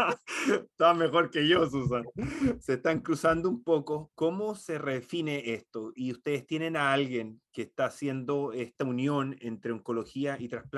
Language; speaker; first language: Spanish; native; Spanish